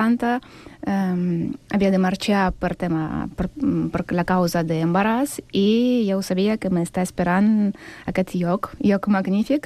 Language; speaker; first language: Catalan; non-native, fluent; Ukrainian